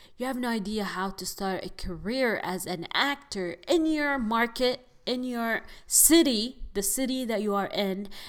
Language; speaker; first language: English; non-native, fluent; Arabic